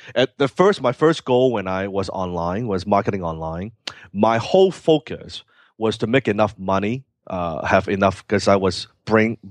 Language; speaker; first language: English; non-native, local second language; Cantonese